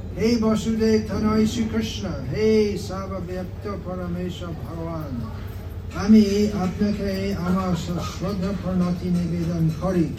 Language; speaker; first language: Bangla; non-native, fluent; English